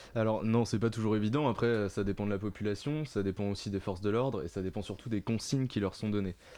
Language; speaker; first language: French; native; French